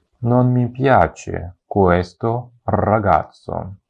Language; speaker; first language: Italian; non-native, fluent; Ukrainian